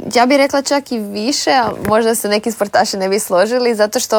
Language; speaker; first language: Serbian; native; Serbian